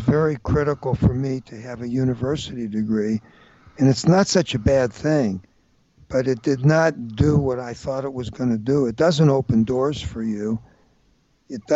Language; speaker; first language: English; native; English